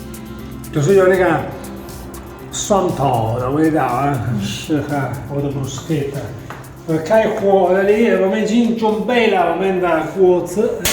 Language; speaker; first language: Chinese; non-native, fluent; Italian